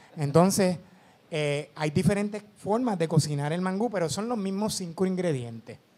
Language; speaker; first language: Spanish; native; Spanish